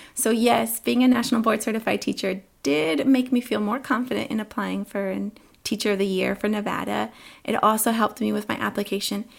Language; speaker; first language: English; early bilingual, other home language; Spanish